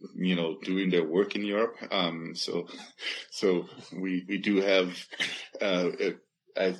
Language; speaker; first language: English; non-native, fluent; Danish